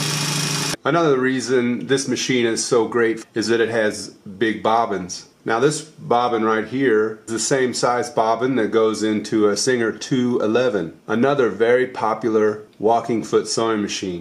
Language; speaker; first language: English; native; English